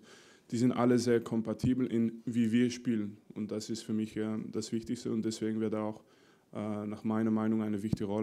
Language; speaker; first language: German; non-native, fluent; French